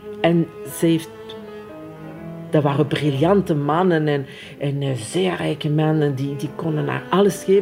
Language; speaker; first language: Dutch; non-native, fluent; French